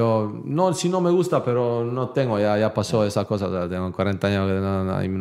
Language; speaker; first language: Spanish; non-native, learner; Bosnian